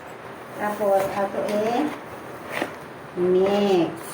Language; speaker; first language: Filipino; non-native, local second language; Cebuano